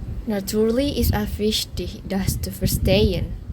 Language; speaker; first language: German; non-native, learner; Indonesian